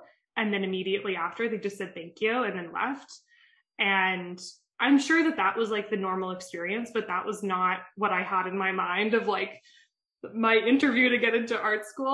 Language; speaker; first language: English; native; English